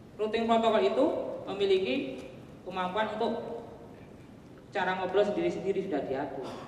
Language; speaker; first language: Indonesian; non-native, local second language; Javanese